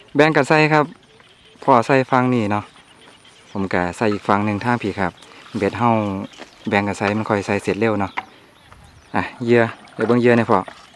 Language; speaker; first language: Thai; native; Thai